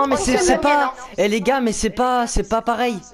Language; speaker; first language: French; native; French